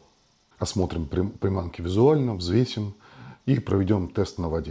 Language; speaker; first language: Russian; native; Russian